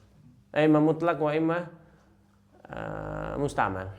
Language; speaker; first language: Arabic; non-native, fluent; Indonesian